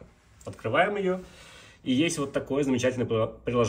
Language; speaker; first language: Russian; native; Russian